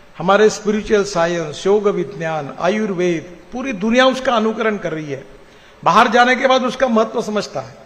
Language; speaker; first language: Hindi; non-native, local second language; Marathi